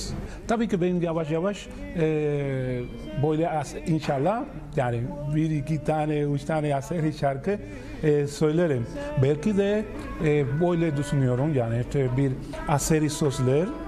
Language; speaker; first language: Turkish; non-native, learner; Spanish